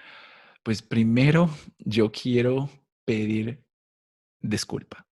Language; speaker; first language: Spanish; non-native, fluent; English